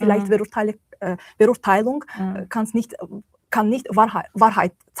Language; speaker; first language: German; non-native, learner; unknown